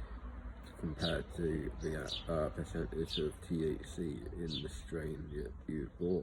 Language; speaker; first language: English; native; English